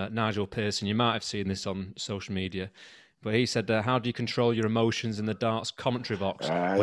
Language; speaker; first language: English; native; English